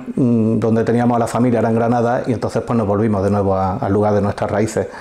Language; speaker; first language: Spanish; native; Spanish